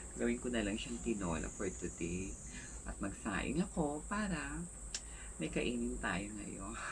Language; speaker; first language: Filipino; native; Filipino